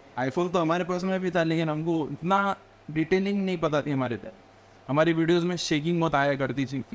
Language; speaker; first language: Hindi; native; Hindi